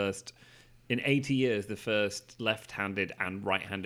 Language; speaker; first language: English; native; English